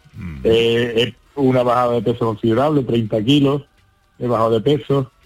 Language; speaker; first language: Spanish; native; Spanish